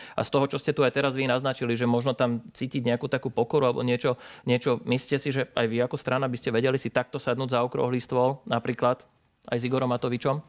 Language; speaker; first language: Slovak; native; Slovak